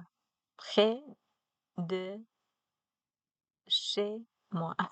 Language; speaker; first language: French; non-native, learner; Chinese